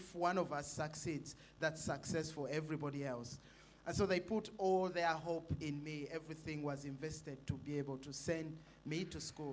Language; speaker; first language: English; non-native, local second language; Ganda